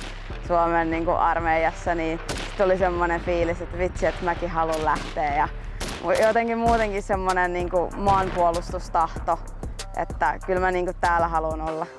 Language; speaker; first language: Finnish; native; Finnish